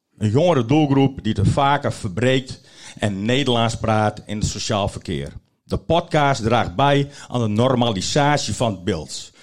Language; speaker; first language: Dutch; non-native, local second language; Western Frisian